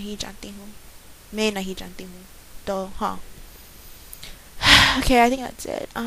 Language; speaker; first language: Hindi; non-native, learner; English